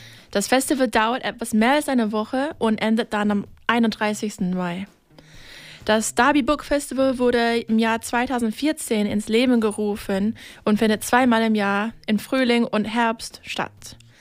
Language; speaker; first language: German; non-native, fluent; English